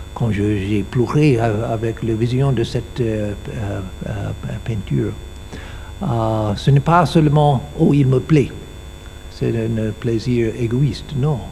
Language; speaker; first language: French; non-native, learner; English